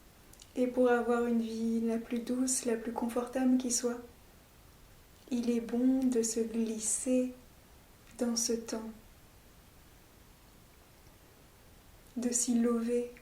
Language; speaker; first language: French; native; French